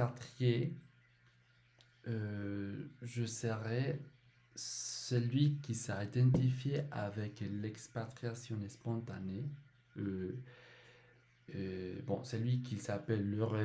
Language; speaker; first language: French; non-native, learner; Spanish